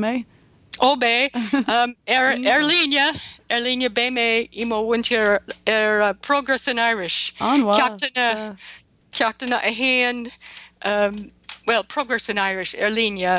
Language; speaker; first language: Irish; non-native, learner; English